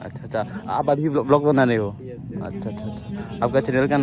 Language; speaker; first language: Hindi; non-native, local second language; Karbi